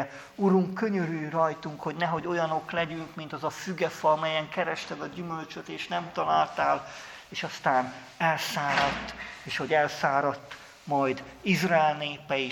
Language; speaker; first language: Hungarian; native; Hungarian